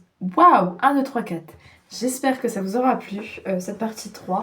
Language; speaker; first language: French; native; French